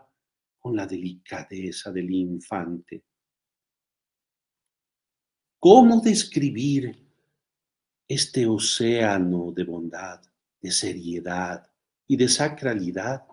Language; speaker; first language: Spanish; native; Spanish